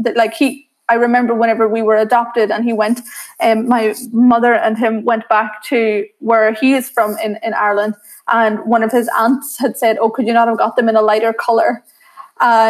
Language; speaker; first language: English; native; English